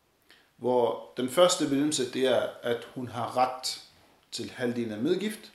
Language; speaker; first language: Danish; early bilingual, other home language; Arabic